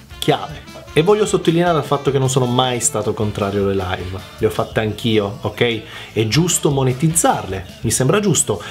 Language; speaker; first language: Italian; early bilingual, other home language; Macedonian